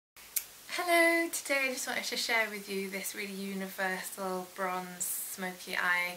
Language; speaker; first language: English; native; English